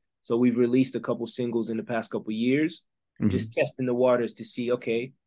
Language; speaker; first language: English; early bilingual, other home language; French